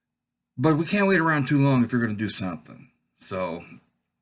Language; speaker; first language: English; native; English